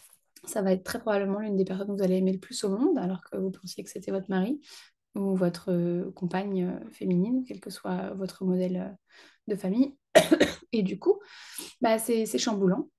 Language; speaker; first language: French; native; French